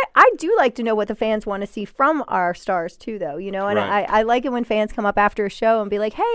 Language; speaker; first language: English; native; English